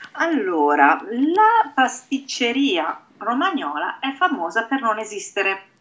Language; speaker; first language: Italian; native; Italian